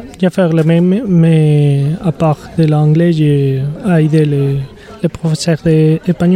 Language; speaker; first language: French; non-native, learner; Spanish